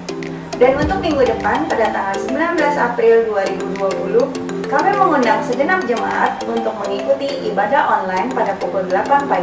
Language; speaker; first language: Indonesian; native; Indonesian